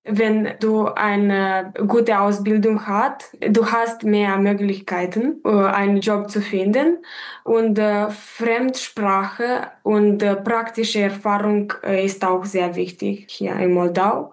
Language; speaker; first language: German; non-native, fluent; Romanian